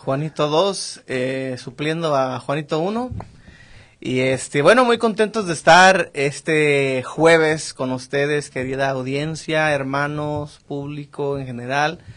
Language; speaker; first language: Spanish; native; Spanish